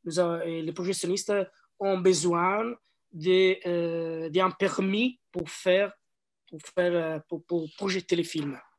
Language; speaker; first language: French; non-native, learner; Italian